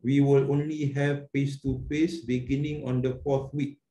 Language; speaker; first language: English; non-native, local second language; Malay